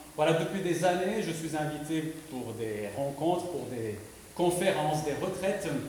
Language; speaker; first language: French; non-native, local second language; Arabic